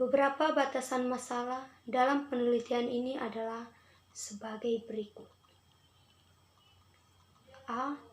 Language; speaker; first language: Indonesian; non-native, local second language; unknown